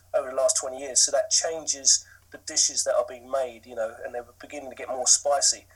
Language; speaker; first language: English; native; English